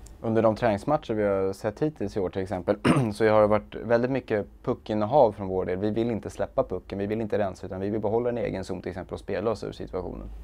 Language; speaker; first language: Swedish; native; Swedish